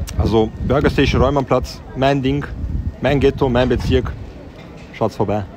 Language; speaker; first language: German; early bilingual, other home language; Bosnian